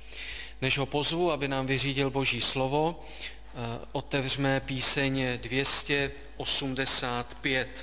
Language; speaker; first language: Czech; native; Czech